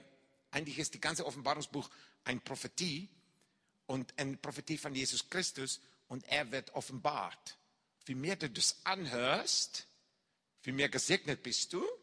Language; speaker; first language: German; non-native, fluent; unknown